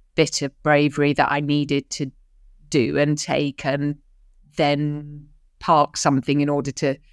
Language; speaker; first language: English; native; English